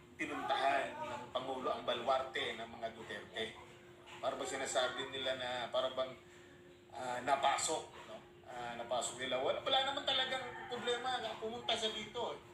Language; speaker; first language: Filipino; non-native, local second language; Cebuano